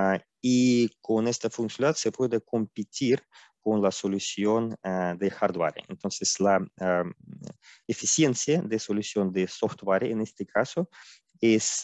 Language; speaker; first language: Spanish; non-native, fluent; Russian